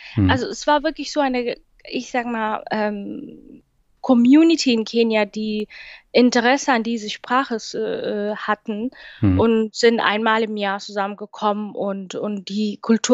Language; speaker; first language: German; non-native, fluent; Swahili